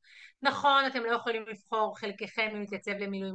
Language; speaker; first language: Hebrew; native; Hebrew